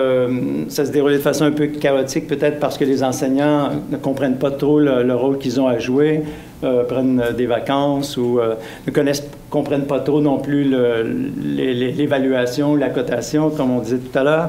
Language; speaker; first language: French; native; French